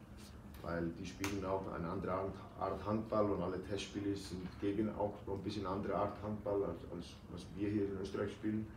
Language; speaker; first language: German; non-native, fluent; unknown